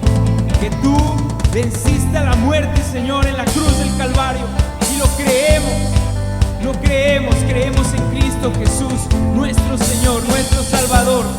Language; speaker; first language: Spanish; native; Spanish